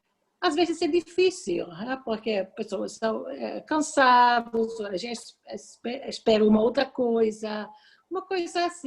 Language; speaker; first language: Portuguese; non-native, fluent; Dutch